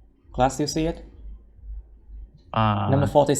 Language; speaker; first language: English; non-native, fluent; Vietnamese